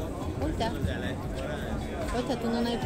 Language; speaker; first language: Italian; non-native, learner; Russian